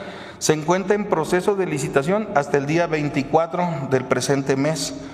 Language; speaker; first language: Spanish; native; Spanish